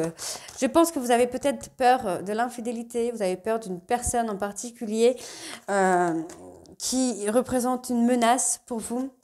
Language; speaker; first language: French; native; French